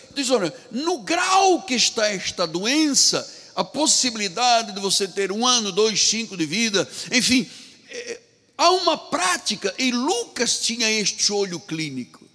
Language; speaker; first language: Portuguese; native; Portuguese